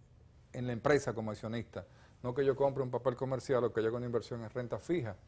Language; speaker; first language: Spanish; native; Spanish